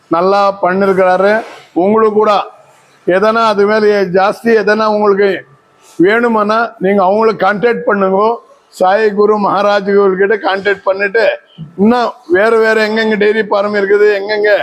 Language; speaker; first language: Tamil; non-native, local second language; Telugu